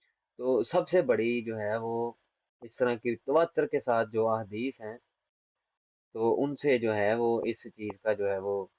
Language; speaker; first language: Hindi; non-native, local second language; Punjabi